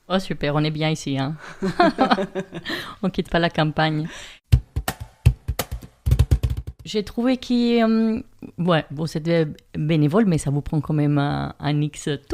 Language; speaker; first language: French; non-native, fluent; Spanish